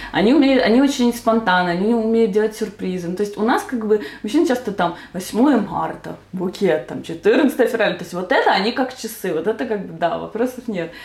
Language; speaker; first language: Russian; native; Russian